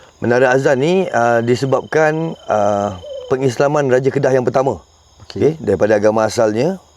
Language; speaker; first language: Malay; native; Malay